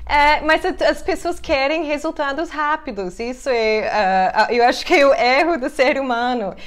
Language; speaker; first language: Portuguese; non-native, fluent; English